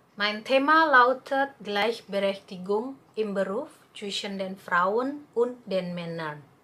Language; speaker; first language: German; non-native, learner; Indonesian